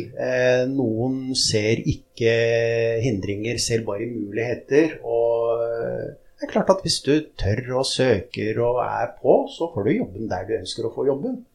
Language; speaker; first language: Norwegian; early bilingual, other home language; Arabic